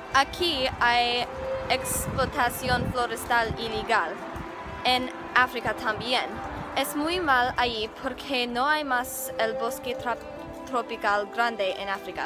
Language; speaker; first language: Spanish; non-native, learner; English